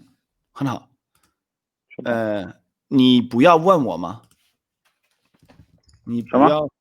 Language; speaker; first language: Chinese; non-native, fluent; Swedish